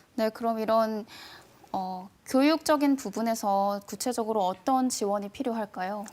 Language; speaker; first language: Korean; native; Korean